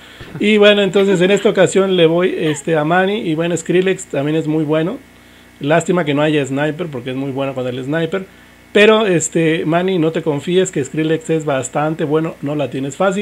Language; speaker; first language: Spanish; native; Spanish